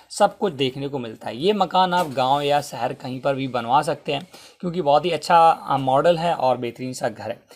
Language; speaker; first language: Hindi; native; Hindi